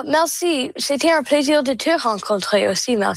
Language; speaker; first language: French; non-native, local second language; English